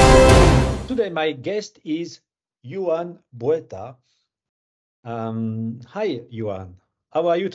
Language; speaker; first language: English; non-native, fluent; French